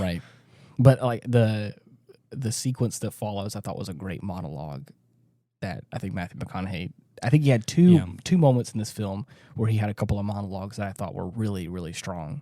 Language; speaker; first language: English; native; English